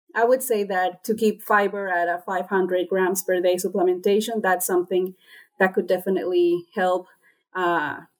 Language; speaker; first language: English; non-native, fluent; Spanish